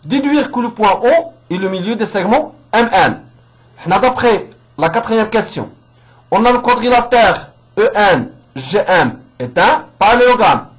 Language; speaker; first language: French; non-native, local second language; Arabic